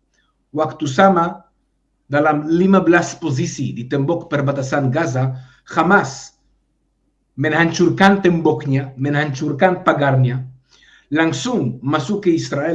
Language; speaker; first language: Indonesian; non-native, fluent; Hebrew